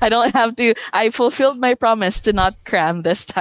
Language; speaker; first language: English; non-native, local second language; Hiligaynon